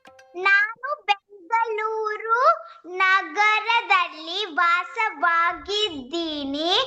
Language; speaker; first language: Kannada; non-native, learner; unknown